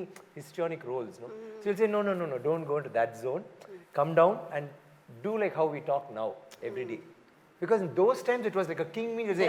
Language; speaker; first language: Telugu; non-native, local second language; Tamil